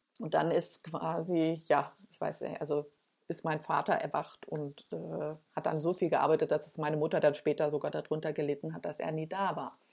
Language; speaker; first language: German; native; German